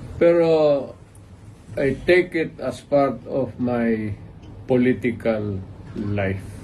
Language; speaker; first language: English; non-native, local second language; Cebuano